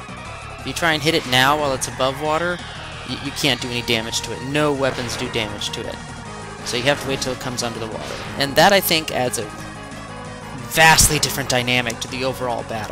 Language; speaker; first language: English; native; English